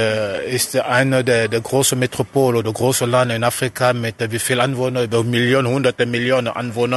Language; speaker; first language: German; non-native, fluent; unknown